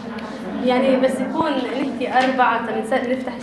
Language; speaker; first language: Arabic; non-native, learner; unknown